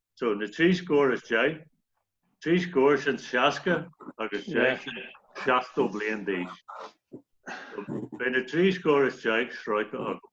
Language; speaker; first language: Irish; native; Irish